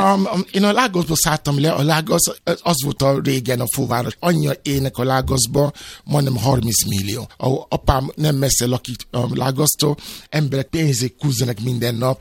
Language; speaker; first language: Hungarian; non-native, fluent; Yoruba